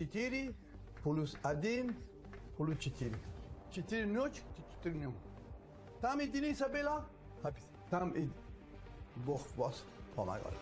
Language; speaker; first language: Russian; non-native, fluent; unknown